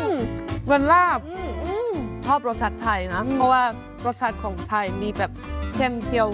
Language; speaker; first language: Thai; non-native, fluent; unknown